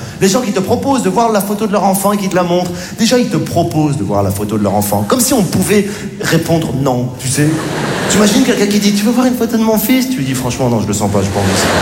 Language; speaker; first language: French; native; French